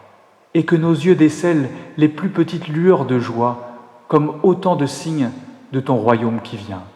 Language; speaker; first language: French; native; French